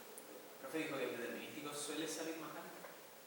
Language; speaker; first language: Spanish; native; Spanish